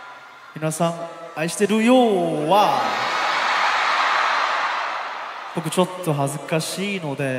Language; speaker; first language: Japanese; non-native, fluent; Korean